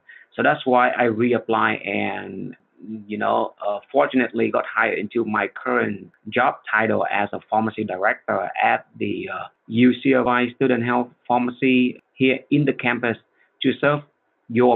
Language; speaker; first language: English; non-native, fluent; Vietnamese